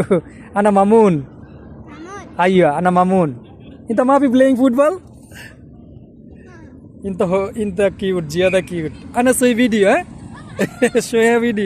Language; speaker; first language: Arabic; non-native, learner; Bangla